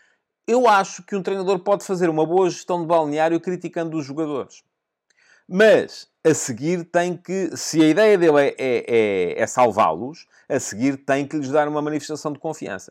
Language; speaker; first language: Portuguese; native; Portuguese